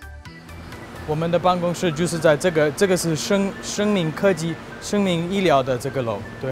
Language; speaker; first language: Chinese; non-native, fluent; English